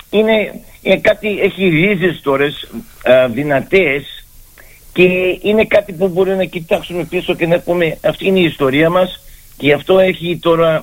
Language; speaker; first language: Greek; early bilingual, heritage; Greek